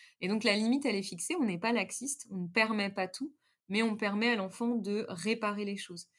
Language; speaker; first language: French; native; French